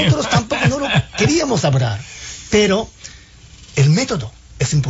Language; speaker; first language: Spanish; non-native, fluent; Japanese